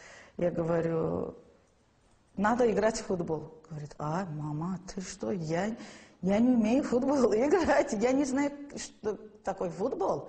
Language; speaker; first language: Russian; non-native, local second language; Azerbaijani